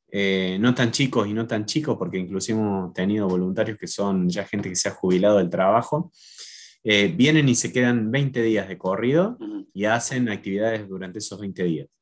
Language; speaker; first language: Spanish; native; Spanish